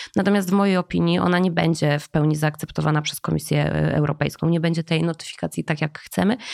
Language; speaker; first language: Polish; native; Polish